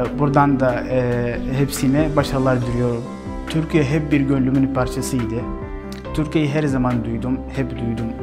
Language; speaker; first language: Turkish; non-native, fluent; Arabic